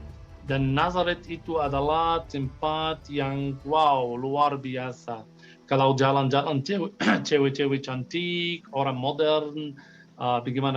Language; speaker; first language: Indonesian; non-native, fluent; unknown